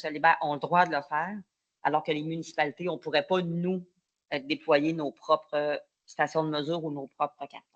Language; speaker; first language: French; native; French